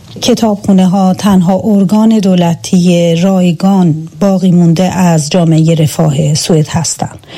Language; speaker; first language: Persian; native; Persian